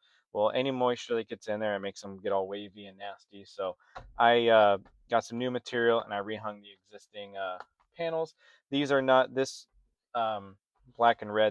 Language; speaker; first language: English; native; English